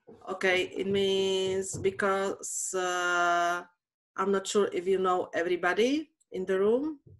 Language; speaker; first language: English; non-native, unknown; Slovak